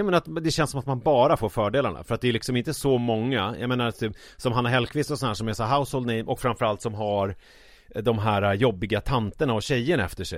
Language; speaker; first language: Swedish; native; Swedish